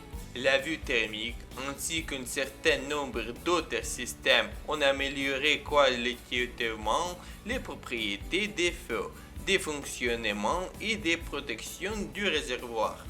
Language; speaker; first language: French; non-native, learner; Ukrainian